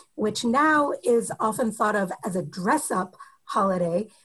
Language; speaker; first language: English; native; English